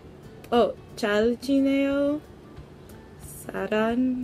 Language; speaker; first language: Korean; non-native, learner; English